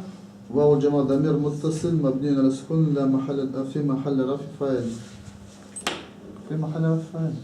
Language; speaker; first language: Arabic; non-native, learner; Chechen